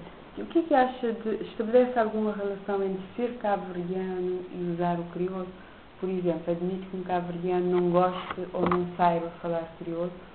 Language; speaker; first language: Portuguese; non-native, local second language; Kabuverdianu